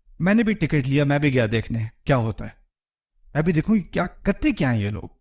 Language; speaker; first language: Urdu; early bilingual, heritage; Urdu